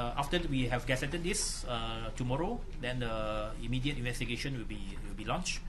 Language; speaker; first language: English; non-native, local second language; Malay